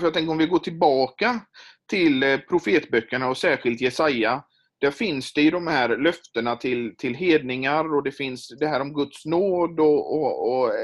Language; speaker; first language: Swedish; native; Swedish